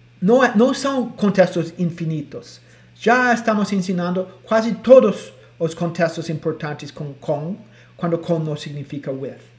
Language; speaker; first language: Portuguese; non-native, fluent; English